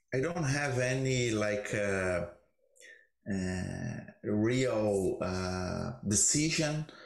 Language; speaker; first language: English; non-native, learner; Portuguese